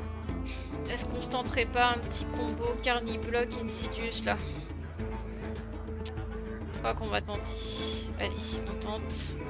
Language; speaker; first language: French; native; French